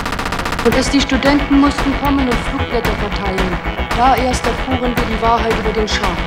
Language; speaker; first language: German; native; German